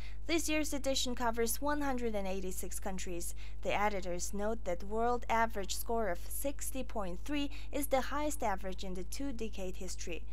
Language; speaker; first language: English; non-native, fluent; Mongolian